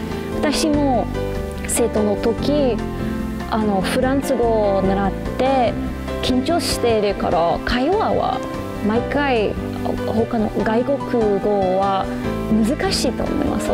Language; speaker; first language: Japanese; non-native, learner; English